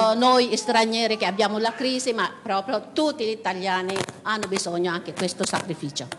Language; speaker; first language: Italian; non-native, fluent; Ukrainian